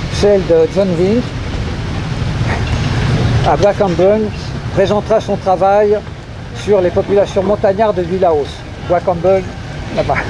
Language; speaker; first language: French; native; French